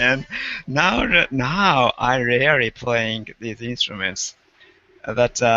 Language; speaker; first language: English; non-native, learner; Japanese